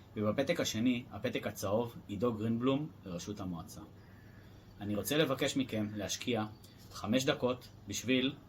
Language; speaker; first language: Hebrew; native; Hebrew